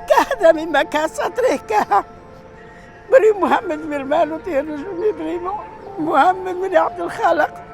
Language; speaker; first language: Spanish; non-native, learner; Arabic